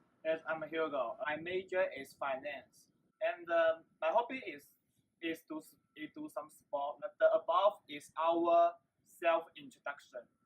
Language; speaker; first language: English; non-native, learner; Chinese